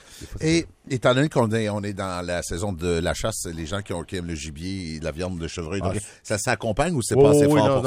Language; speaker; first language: French; native; French